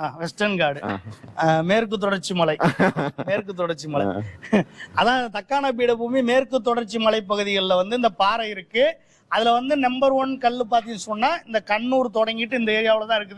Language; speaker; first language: Tamil; native; Tamil